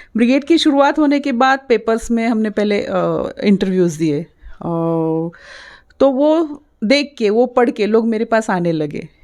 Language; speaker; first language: Hindi; non-native, local second language; Marathi